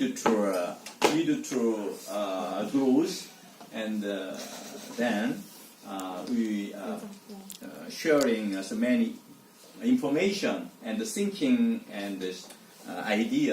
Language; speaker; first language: English; non-native, learner; Korean